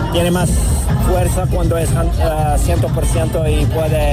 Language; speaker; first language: Spanish; non-native, learner; Serbian